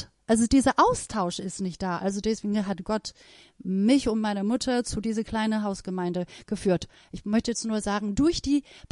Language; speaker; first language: German; non-native, fluent; Persian